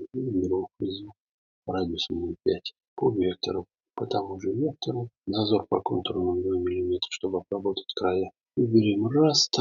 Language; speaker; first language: Russian; native; Russian